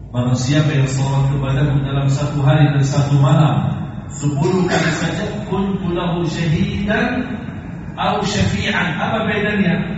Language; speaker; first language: Indonesian; non-native, fluent; Arabic